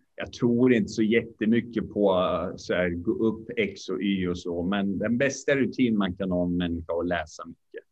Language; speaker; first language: Swedish; early bilingual, other home language; Kurdish